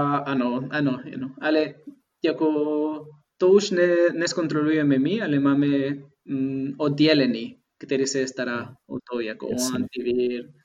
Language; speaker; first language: Czech; non-native, fluent; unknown